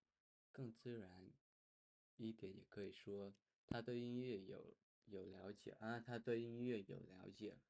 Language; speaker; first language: Chinese; non-native, learner; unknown